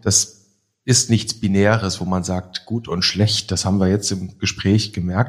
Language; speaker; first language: German; native; German